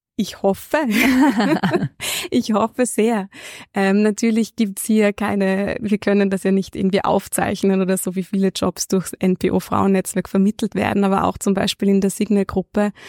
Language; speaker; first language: German; native; German